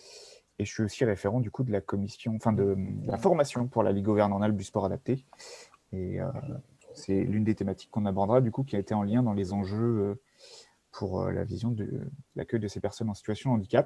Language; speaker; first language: French; native; French